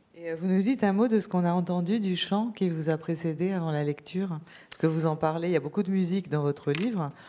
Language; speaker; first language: French; native; French